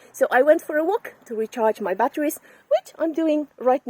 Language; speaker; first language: English; non-native, fluent; Polish